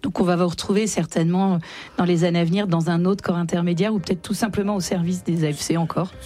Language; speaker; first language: French; native; French